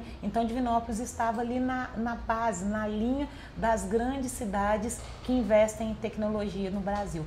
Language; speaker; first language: Portuguese; native; Portuguese